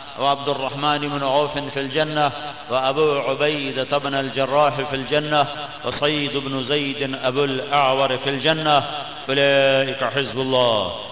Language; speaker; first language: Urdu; non-native, local second language; Punjabi